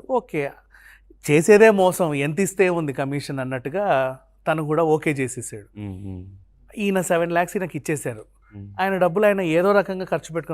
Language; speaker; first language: Telugu; native; Telugu